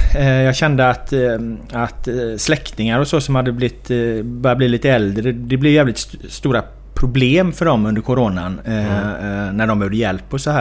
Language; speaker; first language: Swedish; native; Swedish